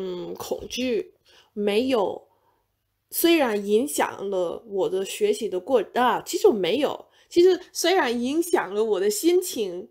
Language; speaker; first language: Chinese; non-native, fluent; English